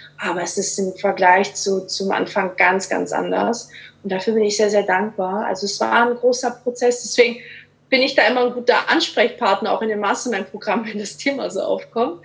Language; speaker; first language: German; early bilingual, other home language; Portuguese